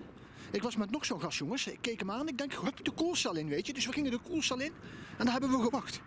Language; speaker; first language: Dutch; native; Dutch